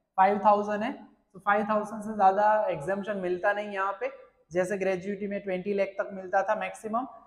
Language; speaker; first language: Hindi; non-native, local second language; Gujarati